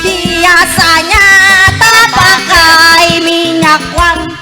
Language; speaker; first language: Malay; non-native, local second language; Sundanese